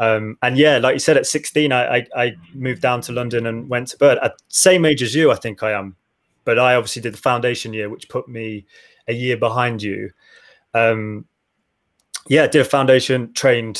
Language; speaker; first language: English; native; English